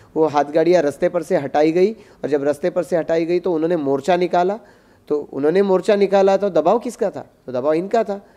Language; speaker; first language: Hindi; non-native, local second language; Marathi